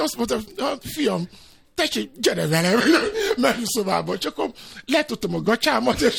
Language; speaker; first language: Hungarian; non-native, fluent; Yoruba